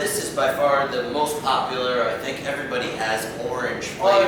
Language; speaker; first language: English; native; English